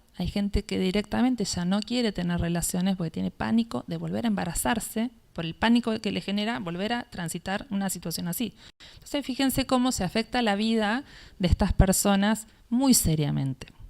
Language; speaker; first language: Spanish; native; Spanish